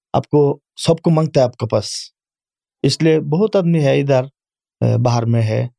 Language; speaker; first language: Urdu; non-native, learner; Bangla